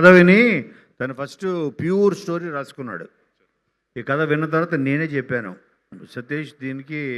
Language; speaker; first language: Telugu; native; Telugu